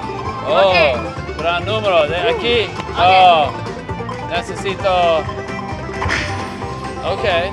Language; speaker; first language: Spanish; non-native, learner; English